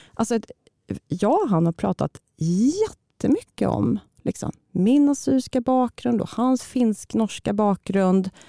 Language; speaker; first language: Swedish; early bilingual, other home language; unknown